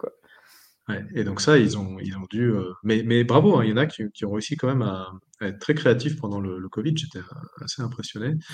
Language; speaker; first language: French; native; French